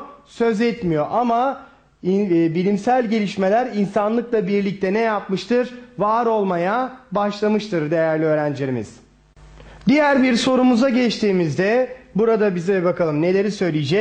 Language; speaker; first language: Turkish; native; Turkish